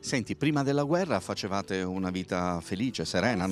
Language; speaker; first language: Italian; native; Italian